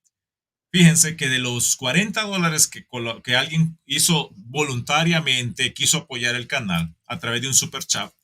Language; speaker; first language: Spanish; native; Spanish